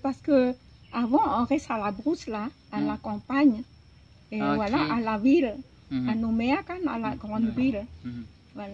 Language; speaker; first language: French; non-native, local second language; Javanese